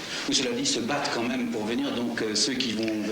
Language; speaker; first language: French; native; French